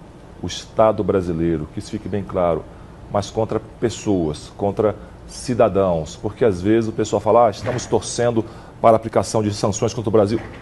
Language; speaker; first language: Portuguese; native; Portuguese